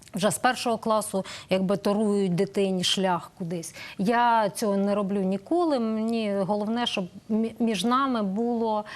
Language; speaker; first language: Ukrainian; native; Ukrainian